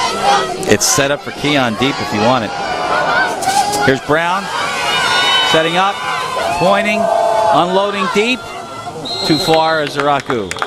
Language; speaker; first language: English; native; English